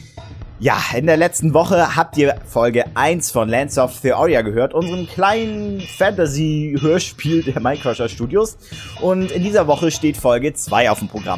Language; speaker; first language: German; native; German